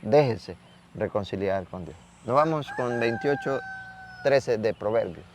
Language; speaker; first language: Spanish; native; Spanish